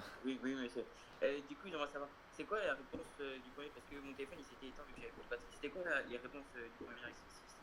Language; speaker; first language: French; native; French